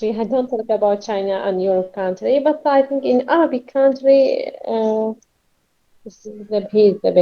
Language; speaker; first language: English; non-native, learner; Arabic